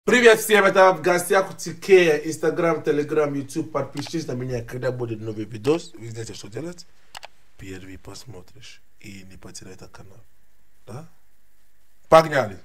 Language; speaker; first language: Russian; non-native, learner; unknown